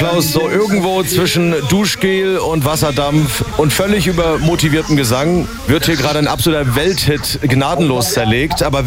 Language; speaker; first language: German; native; German